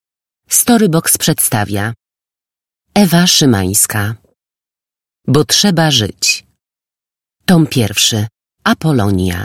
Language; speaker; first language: Polish; native; Polish